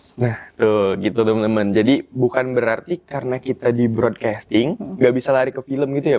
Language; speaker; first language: Indonesian; native; Indonesian